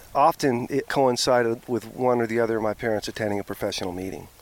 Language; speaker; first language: English; native; English